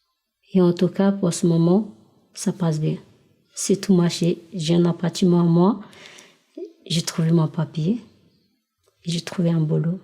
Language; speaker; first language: French; non-native, learner; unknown